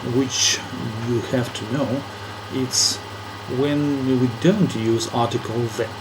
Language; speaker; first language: English; non-native, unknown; Ukrainian